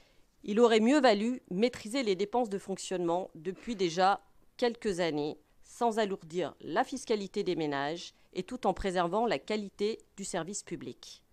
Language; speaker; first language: French; native; French